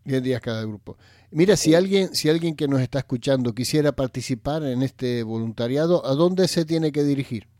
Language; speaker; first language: Spanish; native; Spanish